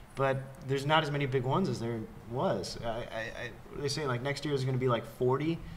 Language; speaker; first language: English; native; English